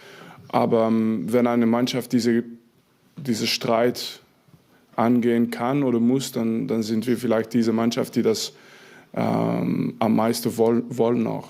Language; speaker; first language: German; non-native, fluent; French